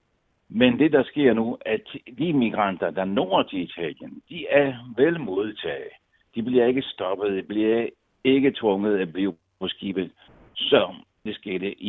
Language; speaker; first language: Danish; non-native, fluent; Italian